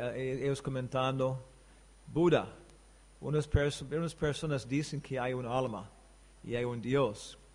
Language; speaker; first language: Spanish; non-native, learner; English